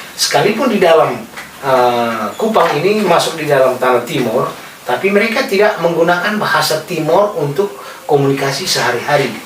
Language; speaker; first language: Indonesian; non-native, local second language; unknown